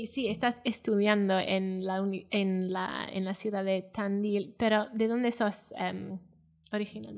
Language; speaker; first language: Spanish; non-native, fluent; Welsh